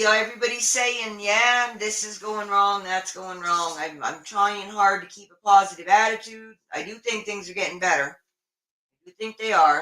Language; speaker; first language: English; native; English